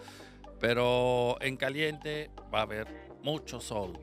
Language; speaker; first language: Spanish; non-native, fluent; German